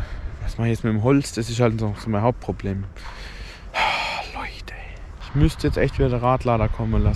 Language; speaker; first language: German; native; German